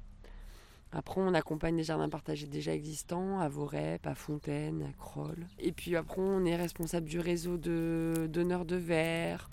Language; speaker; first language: French; native; French